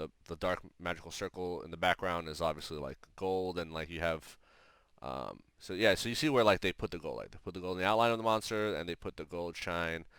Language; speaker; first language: English; native; English